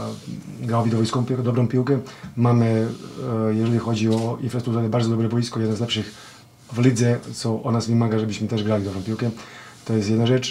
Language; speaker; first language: Polish; non-native, fluent; Serbian